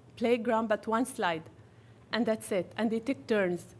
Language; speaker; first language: English; non-native, fluent; Arabic